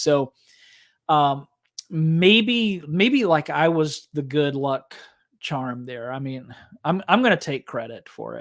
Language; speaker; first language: English; native; English